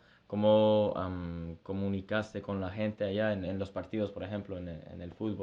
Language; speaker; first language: Spanish; early bilingual, heritage; Spanish